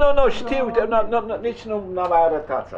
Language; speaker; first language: Romanian; non-native, local second language; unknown